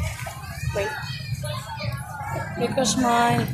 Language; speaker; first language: English; non-native, local second language; Cebuano